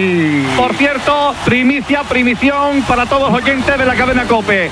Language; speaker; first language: Spanish; native; Spanish